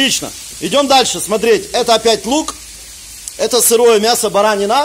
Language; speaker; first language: Russian; native; Russian